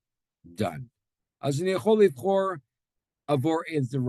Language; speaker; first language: Hebrew; non-native, fluent; English